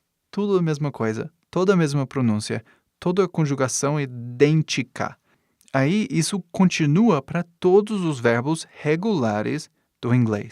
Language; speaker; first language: Portuguese; non-native, fluent; English